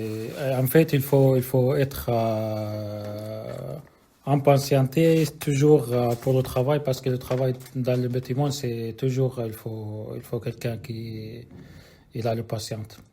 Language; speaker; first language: French; non-native, learner; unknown